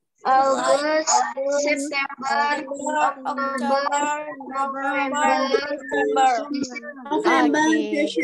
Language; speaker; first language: English; non-native, learner; Indonesian